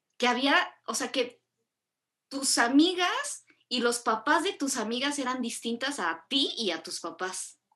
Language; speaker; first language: Spanish; early bilingual, other home language; Korean